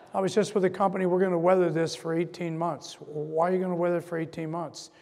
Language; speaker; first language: English; native; English